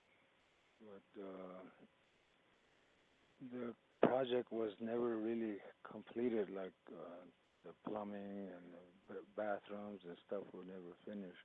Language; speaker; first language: English; early bilingual, other home language; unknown